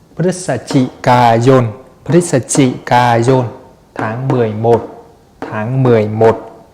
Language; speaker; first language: Thai; non-native, fluent; Vietnamese